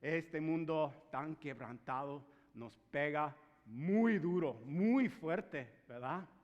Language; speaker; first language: Spanish; non-native, fluent; English